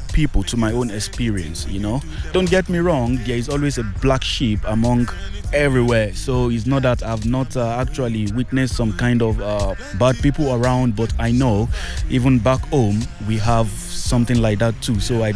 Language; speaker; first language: English; non-native, local second language; Yoruba